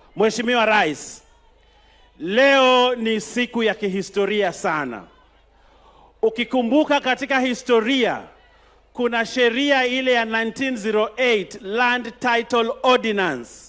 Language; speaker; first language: Swahili; native; Swahili